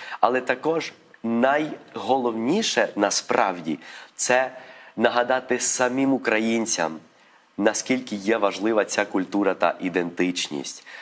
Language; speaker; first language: Ukrainian; non-native, fluent; Spanish